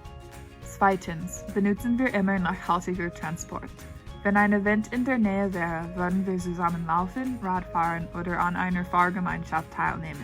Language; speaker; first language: German; non-native, learner; English